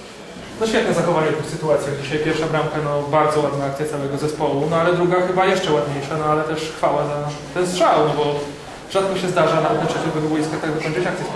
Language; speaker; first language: Polish; native; Polish